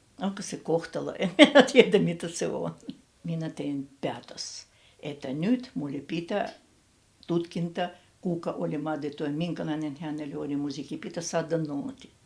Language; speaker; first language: Finnish; non-native, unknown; Russian